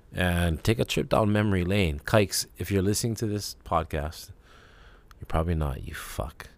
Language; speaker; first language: English; native; English